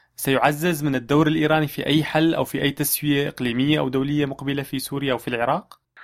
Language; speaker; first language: Arabic; native; Arabic